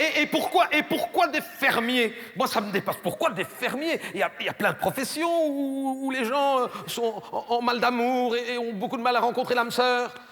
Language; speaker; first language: French; native; French